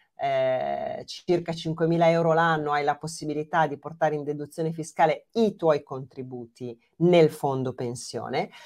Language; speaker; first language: Italian; native; Italian